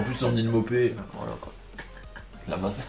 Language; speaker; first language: French; native; French